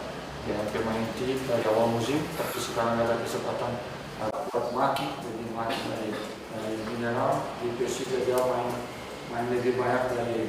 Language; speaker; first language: Indonesian; non-native, fluent; Portuguese